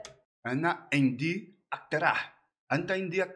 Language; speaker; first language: Arabic; non-native, learner; Portuguese